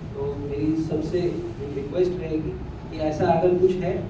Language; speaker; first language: Hindi; non-native, local second language; Marathi